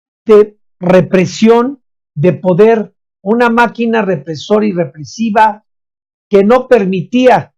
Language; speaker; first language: Spanish; native; Spanish